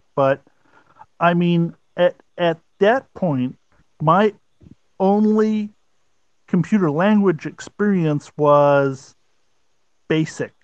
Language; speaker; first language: English; native; English